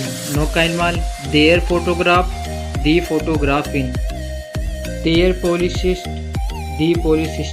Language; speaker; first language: German; non-native, learner; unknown